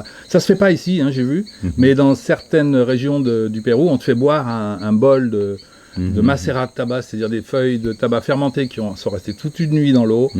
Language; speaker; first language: French; native; French